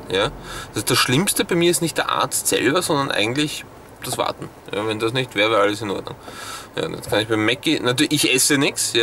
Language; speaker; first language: German; native; German